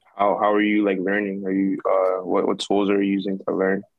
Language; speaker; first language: English; early bilingual, other home language; Yoruba